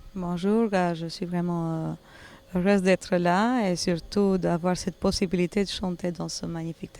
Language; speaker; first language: French; non-native, fluent; Albanian